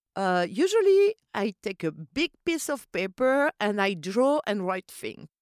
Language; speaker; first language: English; non-native, fluent; French